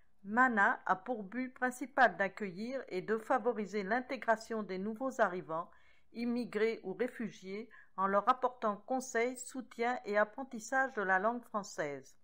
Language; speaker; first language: French; native; French